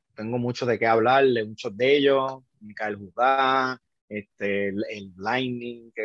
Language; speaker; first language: Spanish; native; Spanish